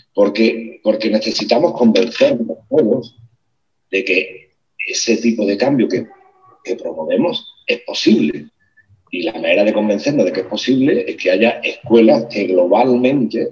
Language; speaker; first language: Spanish; native; Spanish